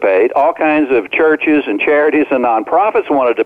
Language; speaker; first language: English; native; English